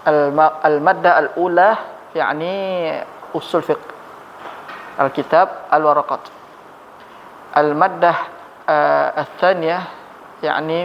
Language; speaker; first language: Arabic; non-native, fluent; Indonesian